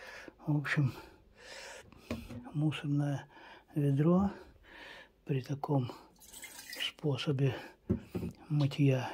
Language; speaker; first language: Russian; native; Russian